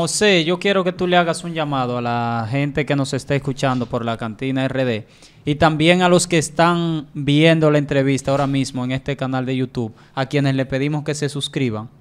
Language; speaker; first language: Spanish; native; Spanish